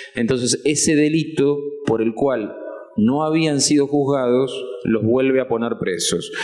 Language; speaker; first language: Spanish; native; Spanish